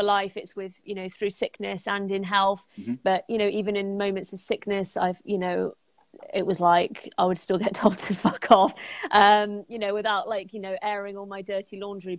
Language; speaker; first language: English; native; English